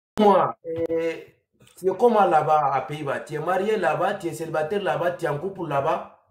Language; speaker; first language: French; non-native, local second language; Bambara